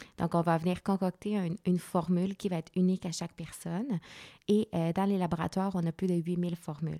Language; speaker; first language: French; non-native, fluent; Spanish